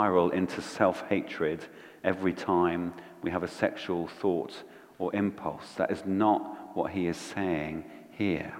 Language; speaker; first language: English; native; English